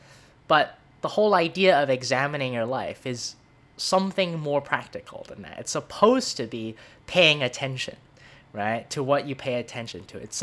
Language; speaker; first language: English; non-native, local second language; Cantonese